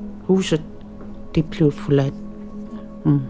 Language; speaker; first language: Danish; non-native, local second language; Kalaallisut